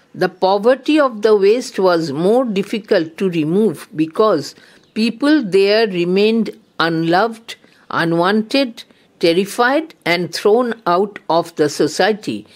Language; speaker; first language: English; non-native, local second language; Bangla